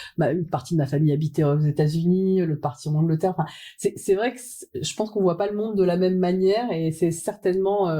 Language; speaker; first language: French; native; French